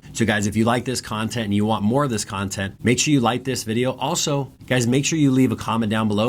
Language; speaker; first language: English; native; English